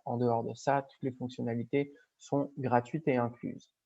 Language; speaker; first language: French; native; French